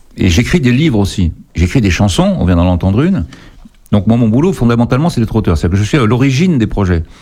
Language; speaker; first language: French; native; French